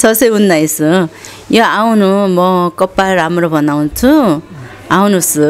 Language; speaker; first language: Nepali; non-native, learner; Korean